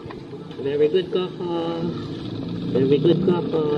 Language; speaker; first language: English; non-native, local second language; Filipino